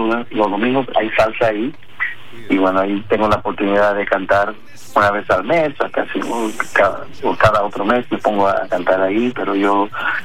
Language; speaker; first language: Spanish; early bilingual, heritage; Spanish